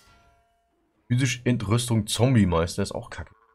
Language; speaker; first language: German; native; German